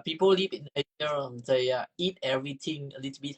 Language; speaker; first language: English; non-native, learner; Vietnamese